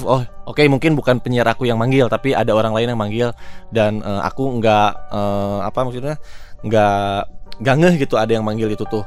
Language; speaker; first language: Indonesian; native; Indonesian